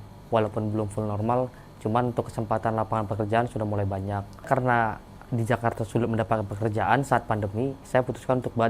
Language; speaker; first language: Indonesian; native; Indonesian